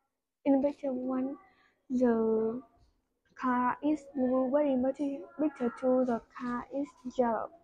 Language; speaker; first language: English; non-native, learner; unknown